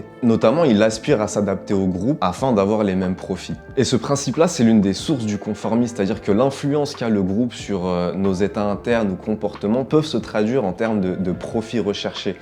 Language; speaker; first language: French; native; French